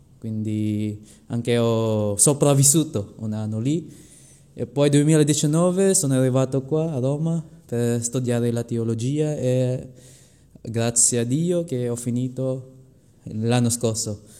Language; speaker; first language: Italian; non-native, fluent; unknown